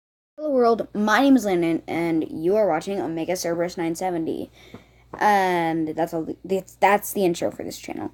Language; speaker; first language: English; native; English